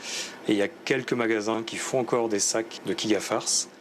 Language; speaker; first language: French; native; French